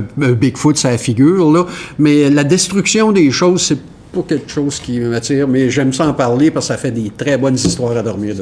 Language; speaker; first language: French; native; French